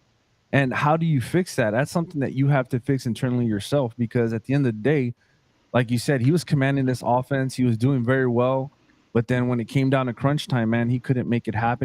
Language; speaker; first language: English; native; English